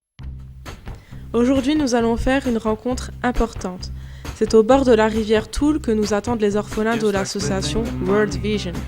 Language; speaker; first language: French; native; French